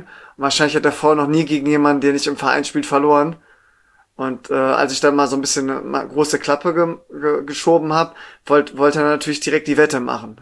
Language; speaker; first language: German; native; German